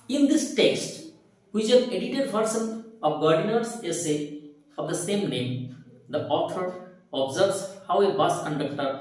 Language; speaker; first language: English; non-native, local second language; Bangla